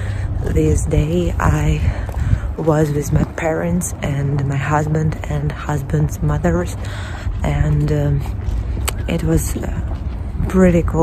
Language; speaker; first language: English; non-native, learner; Russian